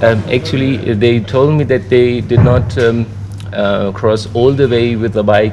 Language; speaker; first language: English; non-native, local second language; Urdu